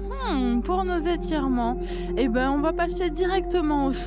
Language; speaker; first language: French; native; French